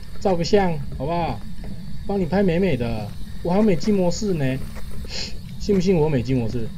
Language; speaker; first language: Chinese; native; Chinese